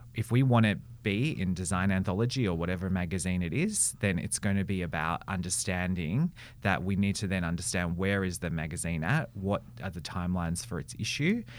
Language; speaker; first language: English; native; English